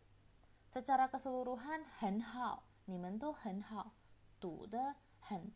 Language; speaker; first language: Chinese; non-native, fluent; Indonesian